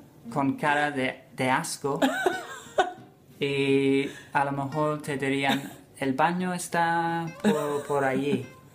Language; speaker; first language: Spanish; non-native, fluent; English